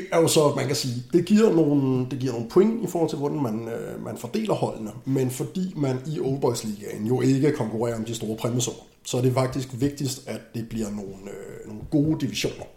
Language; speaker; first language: Danish; native; Danish